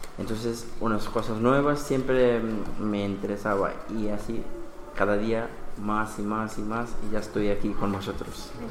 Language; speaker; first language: Spanish; non-native, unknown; Bangla